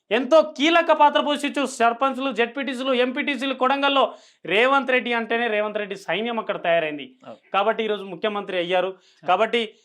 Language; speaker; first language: Telugu; non-native, local second language; Lambadi